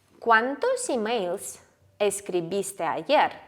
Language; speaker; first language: Spanish; non-native, fluent; Ukrainian